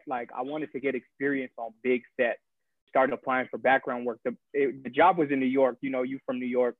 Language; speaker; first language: English; native; English